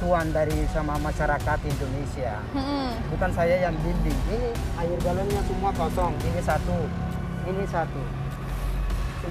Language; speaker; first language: Indonesian; non-native, learner; Rohingya